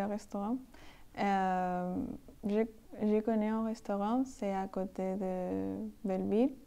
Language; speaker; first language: French; non-native, learner; Spanish